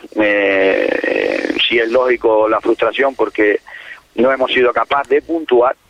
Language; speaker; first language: Spanish; native; Spanish